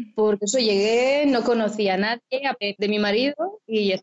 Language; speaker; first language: Spanish; non-native, fluent; French